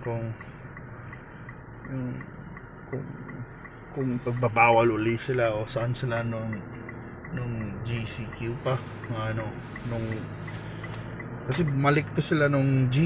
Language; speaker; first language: Filipino; non-native, local second language; Cebuano